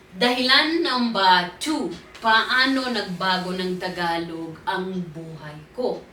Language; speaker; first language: Filipino; non-native, fluent; Swahili